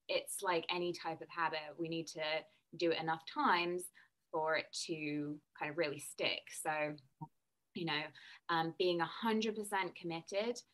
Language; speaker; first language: English; native; English